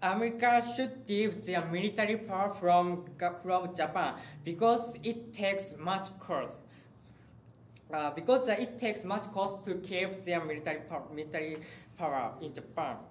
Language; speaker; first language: English; non-native, learner; Japanese